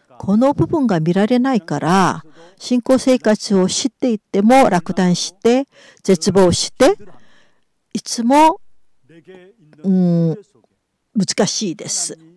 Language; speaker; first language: Japanese; non-native, fluent; Korean